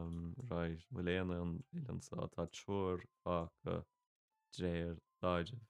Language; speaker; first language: Irish; non-native, local second language; English